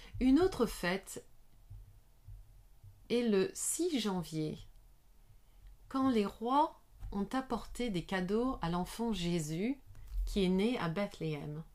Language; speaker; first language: French; non-native, learner; English